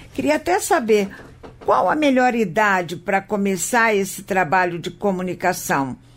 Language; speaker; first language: Portuguese; native; Portuguese